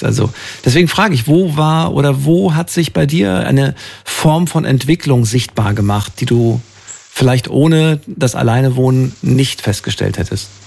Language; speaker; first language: German; native; German